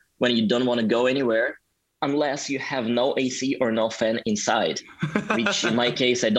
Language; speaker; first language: English; non-native, fluent; Russian